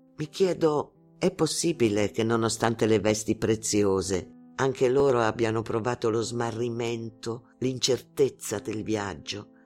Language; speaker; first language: Italian; non-native, fluent; Arabic